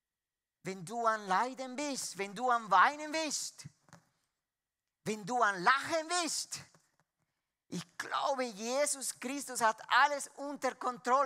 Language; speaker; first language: German; non-native, fluent; Spanish